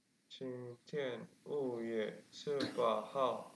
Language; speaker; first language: Chinese; non-native, learner; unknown